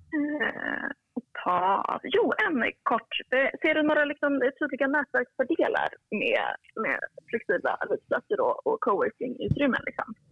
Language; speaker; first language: Swedish; native; Swedish